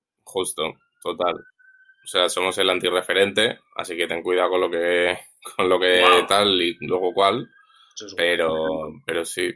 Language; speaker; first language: Spanish; native; Spanish